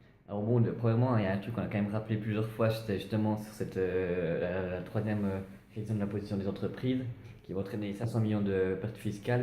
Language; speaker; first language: French; native; French